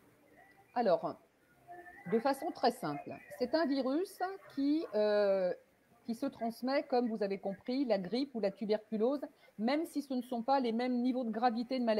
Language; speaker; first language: French; native; French